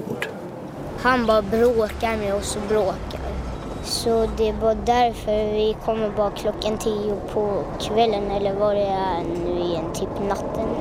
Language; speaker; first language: Swedish; early bilingual, other home language; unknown